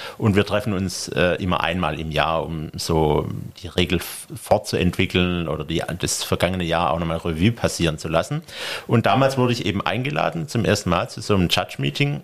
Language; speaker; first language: German; native; German